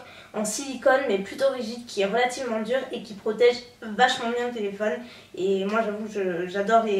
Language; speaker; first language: French; native; French